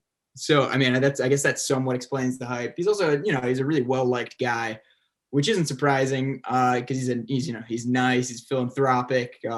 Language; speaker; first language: English; native; English